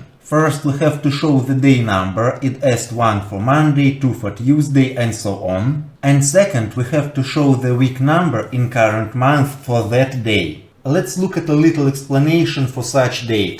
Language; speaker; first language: English; non-native, fluent; Russian